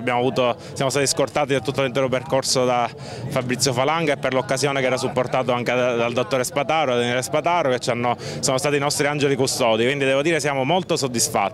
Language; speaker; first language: Italian; native; Italian